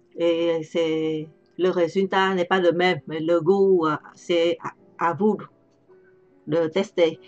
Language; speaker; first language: French; non-native, learner; Vietnamese